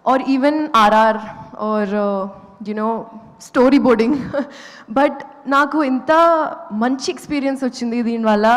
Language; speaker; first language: Telugu; non-native, local second language; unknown